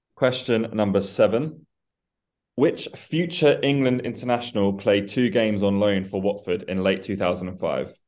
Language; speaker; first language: English; early bilingual, other home language; Persian